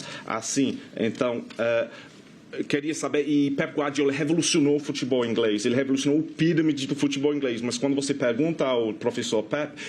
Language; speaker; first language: Portuguese; non-native, fluent; English